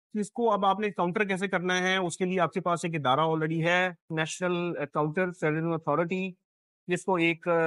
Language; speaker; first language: Urdu; non-native, local second language; Punjabi